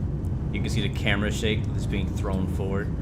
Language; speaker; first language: English; native; English